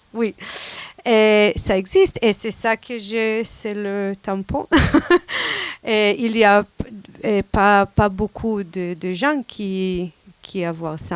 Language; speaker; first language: French; non-native, fluent; Hebrew